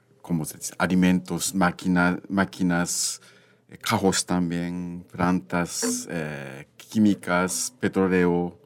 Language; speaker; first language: Portuguese; non-native, learner; Japanese